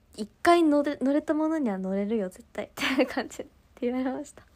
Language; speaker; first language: Japanese; native; Japanese